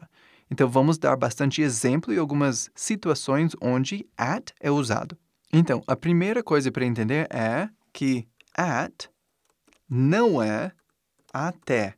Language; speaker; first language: Portuguese; non-native, fluent; English